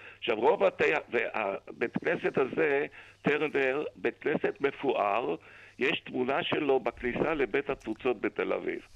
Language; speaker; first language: Hebrew; early bilingual, other home language; German